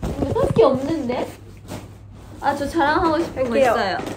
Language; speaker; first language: Korean; non-native, fluent; Japanese